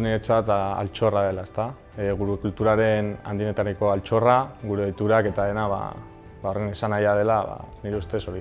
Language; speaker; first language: Basque; native; Basque